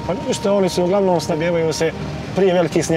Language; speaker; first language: Croatian; native; Croatian